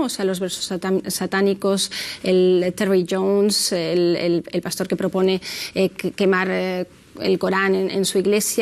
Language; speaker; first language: Spanish; native; Spanish